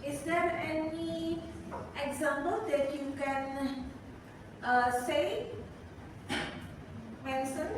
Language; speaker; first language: English; non-native, fluent; Indonesian